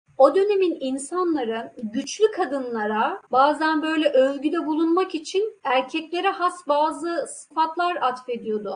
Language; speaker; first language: Turkish; native; Turkish